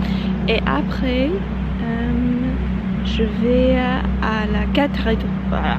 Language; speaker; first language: French; non-native, learner; English